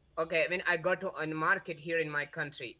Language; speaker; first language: English; non-native, learner; Pashto